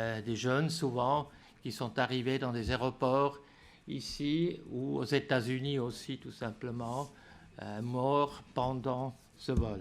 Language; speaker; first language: French; native; French